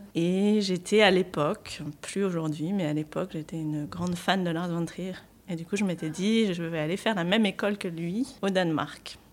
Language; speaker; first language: French; native; French